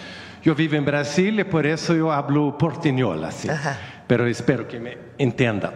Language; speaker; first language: Spanish; non-native, learner; Swedish